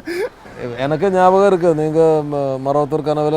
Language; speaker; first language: Tamil; non-native, fluent; Malayalam